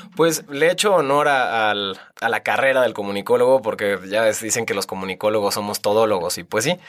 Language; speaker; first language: Spanish; native; Spanish